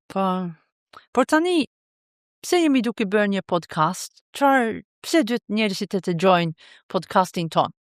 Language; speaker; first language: Albanian; non-native, fluent; Norwegian